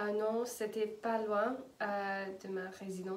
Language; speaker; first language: French; non-native, learner; English